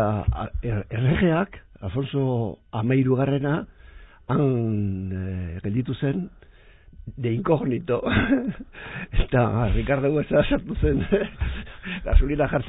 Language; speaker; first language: Basque; non-native, local second language; Spanish